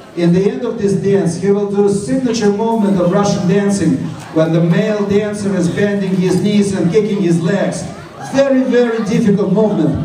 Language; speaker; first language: English; non-native, fluent; Russian